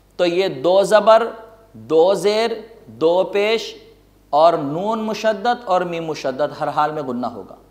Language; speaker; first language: Urdu; native; Urdu